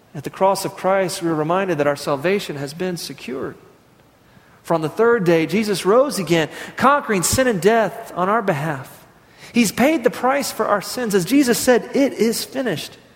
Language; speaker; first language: English; native; English